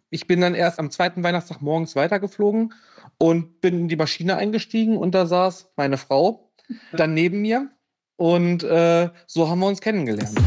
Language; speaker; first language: German; native; German